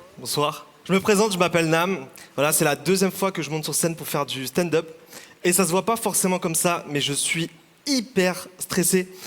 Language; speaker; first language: French; early bilingual, other home language; Vietnamese